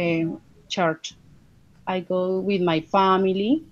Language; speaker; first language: English; non-native, learner; Spanish